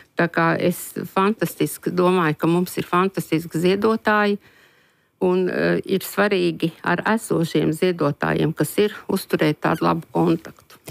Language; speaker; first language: Latvian; native; Latvian